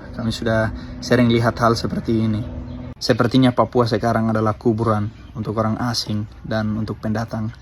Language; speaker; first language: Indonesian; early bilingual, other home language; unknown